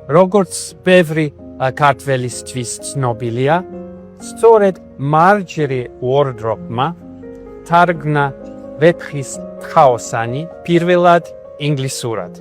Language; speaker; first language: Georgian; non-native, learner; English